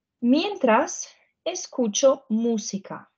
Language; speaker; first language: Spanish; non-native, fluent; Ukrainian